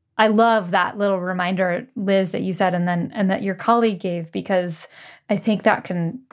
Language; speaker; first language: English; native; English